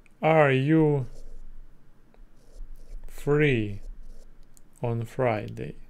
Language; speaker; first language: English; non-native, learner; Russian